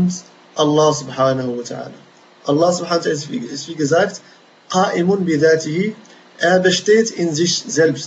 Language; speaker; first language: German; non-native, fluent; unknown